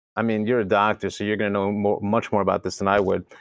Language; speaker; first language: English; early bilingual, other home language; Spanish